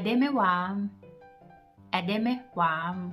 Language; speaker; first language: Danish; non-native, learner; Thai